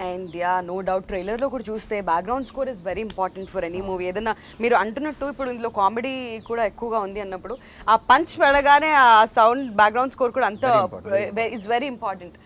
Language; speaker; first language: Telugu; native; Telugu